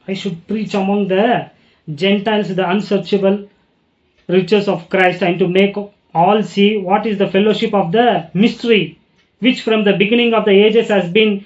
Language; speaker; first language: English; non-native, local second language; Tamil